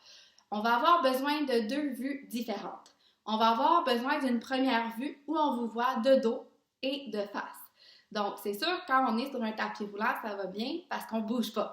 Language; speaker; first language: French; native; French